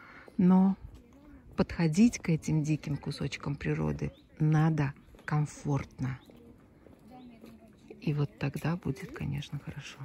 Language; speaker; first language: Russian; native; Russian